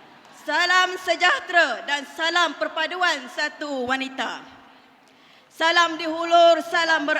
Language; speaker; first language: Malay; native; Malay